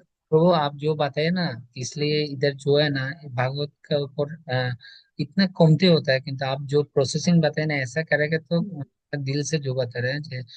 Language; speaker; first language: Hindi; non-native, learner; Bangla